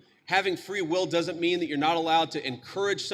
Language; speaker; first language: English; native; English